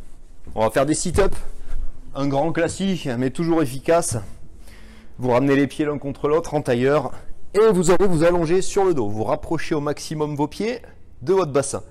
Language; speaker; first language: French; native; French